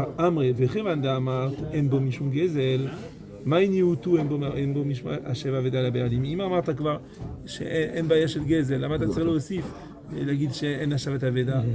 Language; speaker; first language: Hebrew; non-native, fluent; French